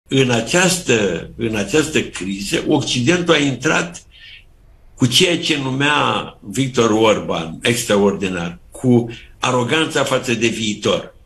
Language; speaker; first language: Romanian; native; Romanian